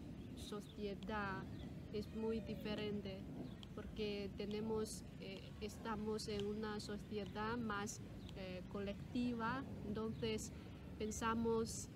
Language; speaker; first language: Spanish; non-native, fluent; Cantonese